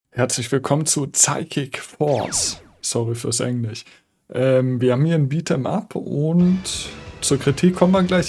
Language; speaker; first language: German; native; German